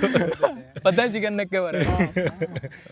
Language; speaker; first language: Hindi; non-native, fluent; Bangla